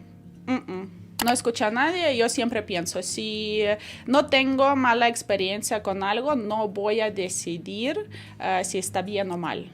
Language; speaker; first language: Spanish; non-native, fluent; Ukrainian